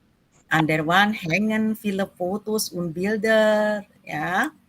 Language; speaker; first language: German; non-native, fluent; Indonesian